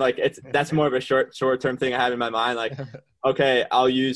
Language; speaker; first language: English; native; English